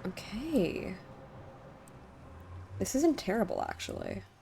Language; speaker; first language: English; native; English